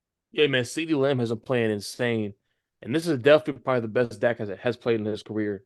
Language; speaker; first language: English; native; English